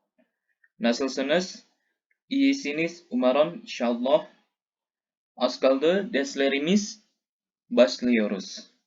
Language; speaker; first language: Turkish; non-native, fluent; Indonesian